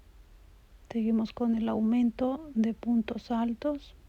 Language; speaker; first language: Spanish; native; Spanish